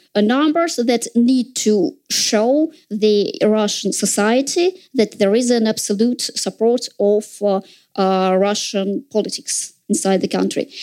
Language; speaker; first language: English; non-native, fluent; Russian